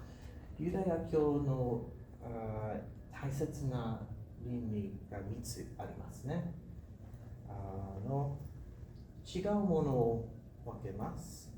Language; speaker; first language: Japanese; non-native, learner; English